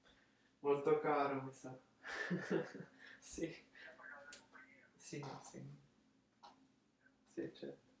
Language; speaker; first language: Italian; early bilingual, heritage; English